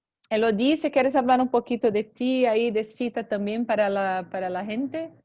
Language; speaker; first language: Spanish; non-native, learner; Portuguese